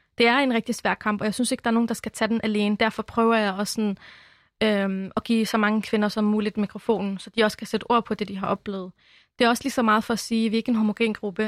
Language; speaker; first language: Danish; early bilingual, other home language; Arabic